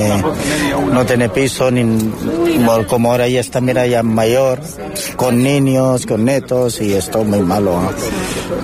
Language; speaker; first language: Spanish; non-native, learner; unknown